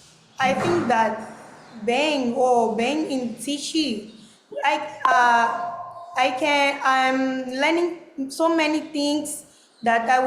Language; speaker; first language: English; non-native, learner; Portuguese